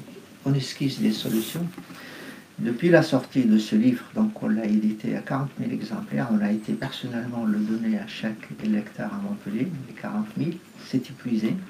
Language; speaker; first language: French; non-native, fluent; Arabic